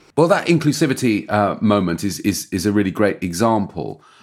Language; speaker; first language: English; native; English